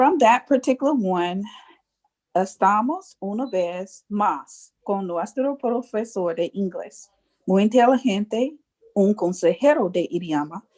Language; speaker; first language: Spanish; non-native, learner; English